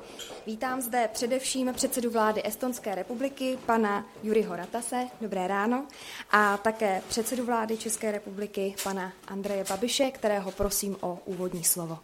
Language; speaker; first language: Czech; native; Czech